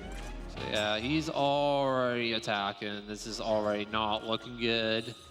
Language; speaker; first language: English; native; English